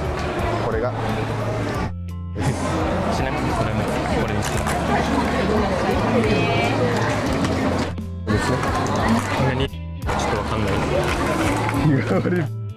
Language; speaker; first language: Japanese; native; Japanese